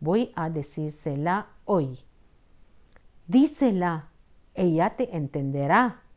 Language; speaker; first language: Spanish; non-native, fluent; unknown